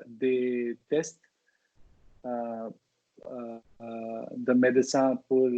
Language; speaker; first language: French; non-native, learner; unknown